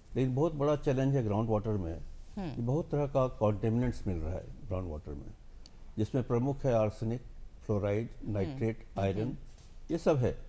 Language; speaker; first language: Hindi; non-native, local second language; Bangla